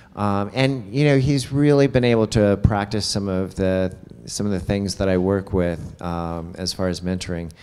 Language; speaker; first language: English; native; English